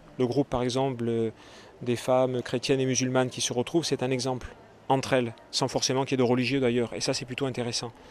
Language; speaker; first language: French; native; French